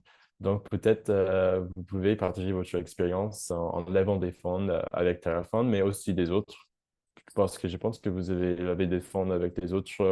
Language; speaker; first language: French; non-native, fluent; English